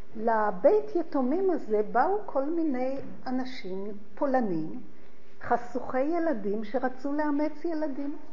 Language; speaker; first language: Hebrew; early bilingual, other home language; Polish